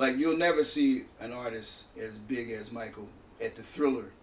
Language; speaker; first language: English; native; English